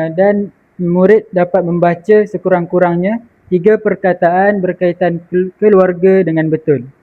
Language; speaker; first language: Malay; native; Malay